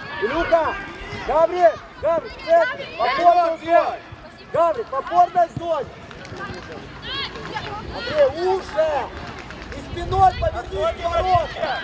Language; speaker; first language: Russian; native; Russian